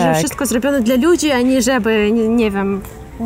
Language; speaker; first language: Polish; non-native, fluent; Ukrainian